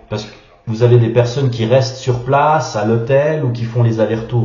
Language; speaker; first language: French; native; French